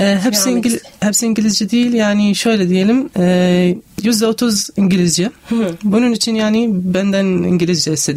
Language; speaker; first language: Turkish; non-native, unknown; Arabic